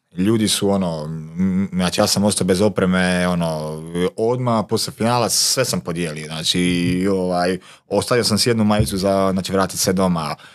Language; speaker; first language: Croatian; non-native, local second language; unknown